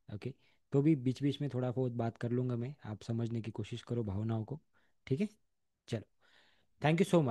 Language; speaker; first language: Hindi; non-native, local second language; Marathi